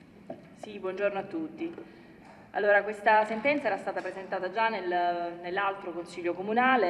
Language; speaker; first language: Italian; native; Italian